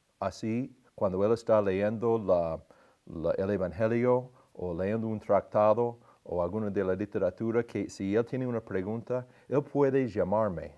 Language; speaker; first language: Spanish; non-native, fluent; English